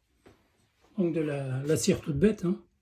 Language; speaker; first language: French; native; French